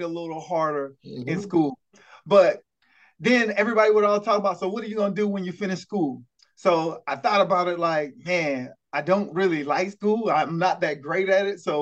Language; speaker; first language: English; native; English